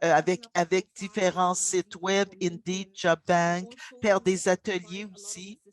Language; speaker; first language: French; non-native, local second language; English